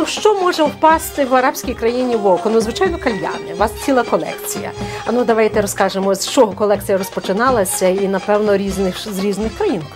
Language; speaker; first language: Ukrainian; native; Ukrainian